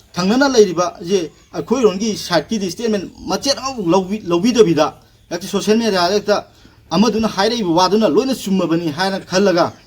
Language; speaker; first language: Manipuri; native; Manipuri